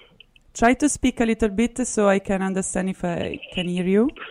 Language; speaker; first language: English; non-native, fluent; Italian